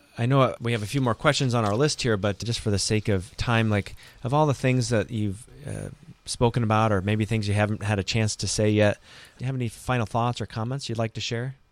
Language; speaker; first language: English; native; English